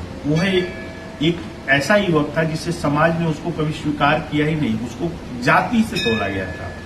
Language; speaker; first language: Hindi; native; Hindi